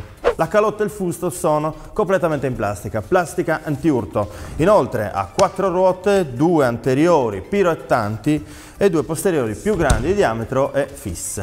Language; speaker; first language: Italian; native; Italian